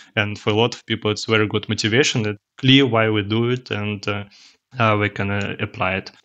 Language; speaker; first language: English; non-native, learner; Russian